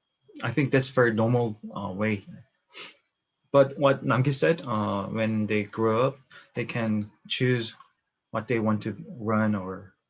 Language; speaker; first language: English; non-native, learner; Korean